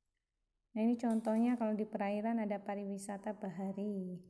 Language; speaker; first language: Indonesian; native; Indonesian